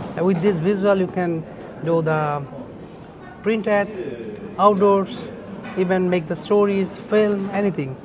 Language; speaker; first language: English; non-native, local second language; Bangla